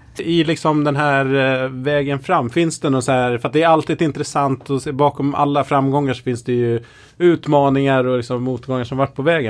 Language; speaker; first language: Swedish; native; Swedish